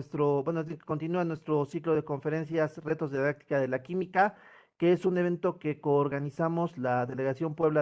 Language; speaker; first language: Spanish; native; Spanish